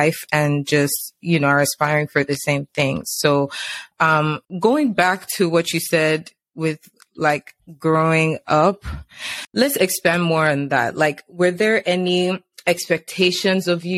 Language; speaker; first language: English; non-native, local second language; Yoruba